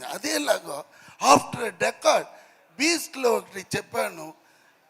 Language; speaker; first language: Telugu; non-native, fluent; Tamil